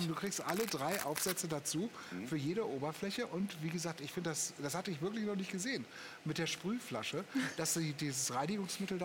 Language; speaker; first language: German; native; German